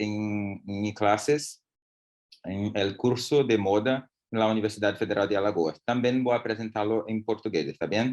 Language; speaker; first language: Spanish; non-native, learner; Portuguese